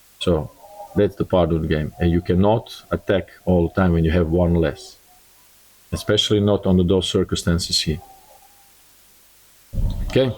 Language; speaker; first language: English; non-native, learner; Croatian